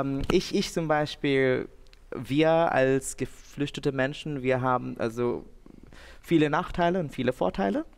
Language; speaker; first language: German; non-native, fluent; Bangla